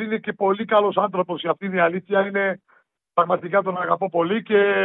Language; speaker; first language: Greek; early bilingual, heritage; Greek